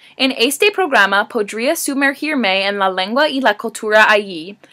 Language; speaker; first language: Spanish; non-native, learner; English